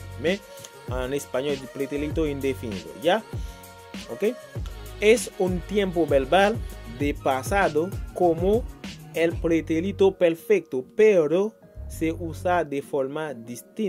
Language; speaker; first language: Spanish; non-native, fluent; Haitian Creole